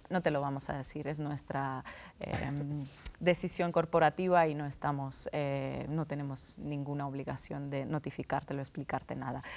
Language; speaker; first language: Spanish; non-native, fluent; Russian